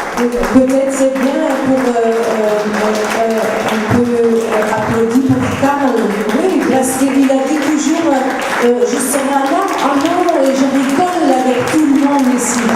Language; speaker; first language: French; non-native, local second language; Dutch